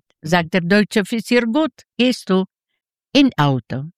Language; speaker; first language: German; non-native, learner; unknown